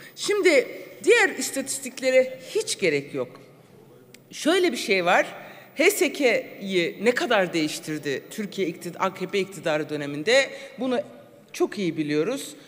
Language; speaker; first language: Turkish; non-native, local second language; Kurdish